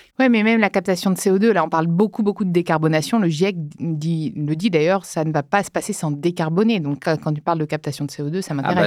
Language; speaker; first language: French; native; French